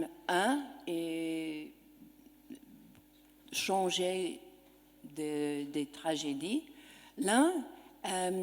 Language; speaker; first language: French; non-native, learner; English